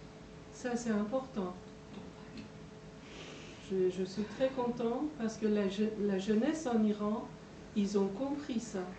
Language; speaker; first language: French; non-native, fluent; Persian